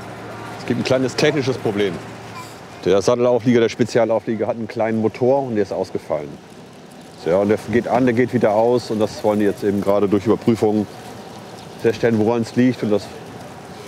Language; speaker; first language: German; native; German